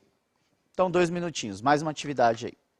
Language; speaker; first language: Portuguese; native; Portuguese